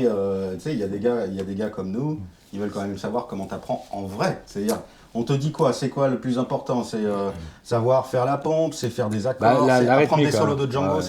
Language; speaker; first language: French; native; French